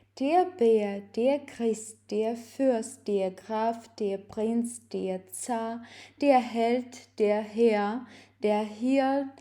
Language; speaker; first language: German; non-native, fluent; Ukrainian